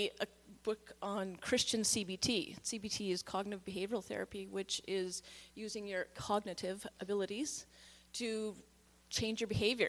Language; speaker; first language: English; native; English